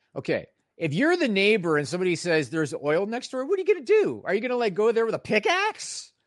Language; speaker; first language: English; native; English